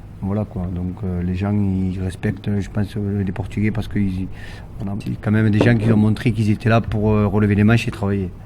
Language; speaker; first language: French; early bilingual, other home language; Portuguese